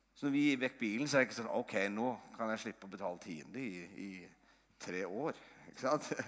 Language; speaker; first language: Norwegian; native; Norwegian